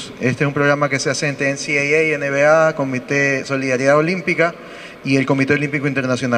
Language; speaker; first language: Spanish; native; Spanish